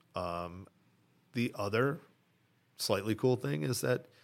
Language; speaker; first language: English; early bilingual, other home language; Italian